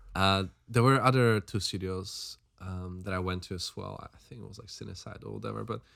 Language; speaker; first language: English; non-native, fluent; Slovak